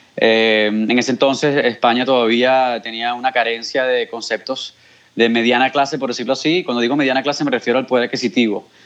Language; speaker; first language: Spanish; native; Spanish